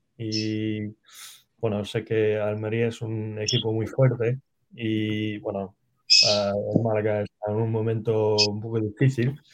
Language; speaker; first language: Spanish; non-native, learner; English